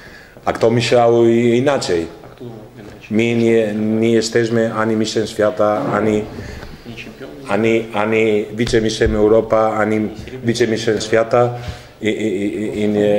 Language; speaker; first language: Polish; non-native, learner; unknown